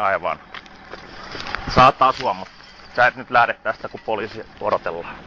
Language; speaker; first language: Finnish; native; Finnish